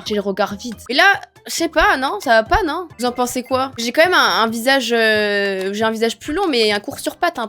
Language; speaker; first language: French; native; French